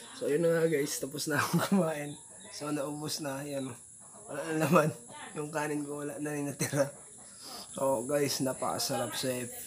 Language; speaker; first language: Filipino; non-native, local second language; Cebuano